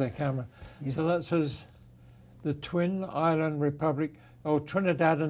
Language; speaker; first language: English; native; English